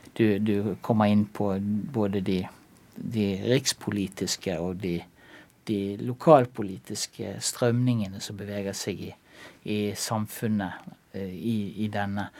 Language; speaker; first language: Norwegian; native; Norwegian